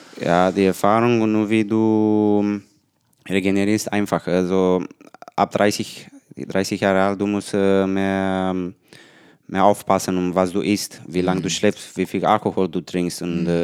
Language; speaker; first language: German; non-native, learner; Romanian